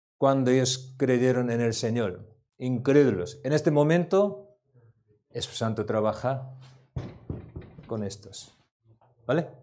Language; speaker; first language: Spanish; non-native, learner; Korean